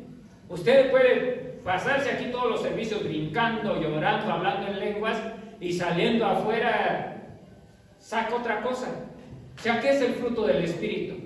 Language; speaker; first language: Spanish; native; Spanish